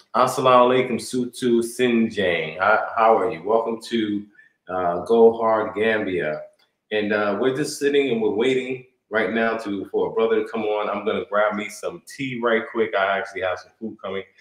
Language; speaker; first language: English; native; English